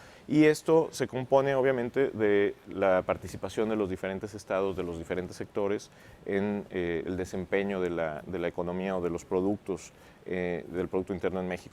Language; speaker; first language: Spanish; native; Spanish